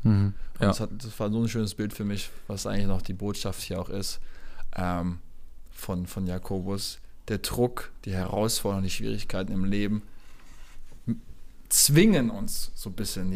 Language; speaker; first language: German; native; German